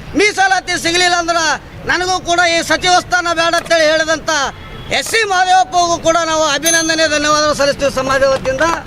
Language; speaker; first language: Kannada; native; Kannada